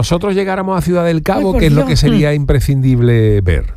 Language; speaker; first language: Spanish; native; Spanish